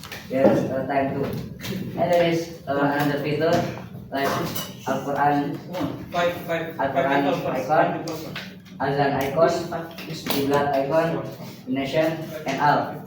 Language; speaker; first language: English; non-native, learner; Indonesian